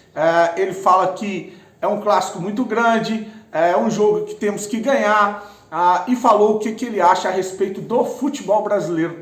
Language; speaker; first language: Portuguese; native; Portuguese